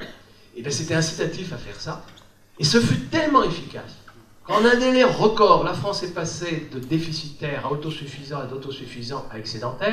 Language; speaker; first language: French; native; French